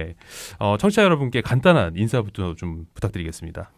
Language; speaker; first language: Korean; native; Korean